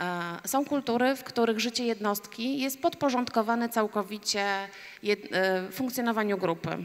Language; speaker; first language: Polish; native; Polish